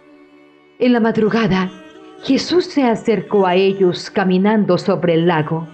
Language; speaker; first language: Spanish; native; Spanish